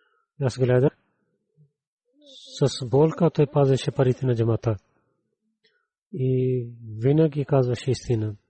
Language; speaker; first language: Bulgarian; non-native, learner; Urdu